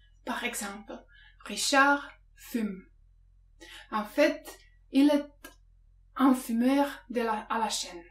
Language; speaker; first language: French; non-native, fluent; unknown